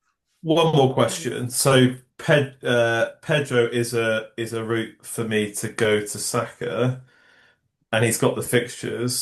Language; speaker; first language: English; native; English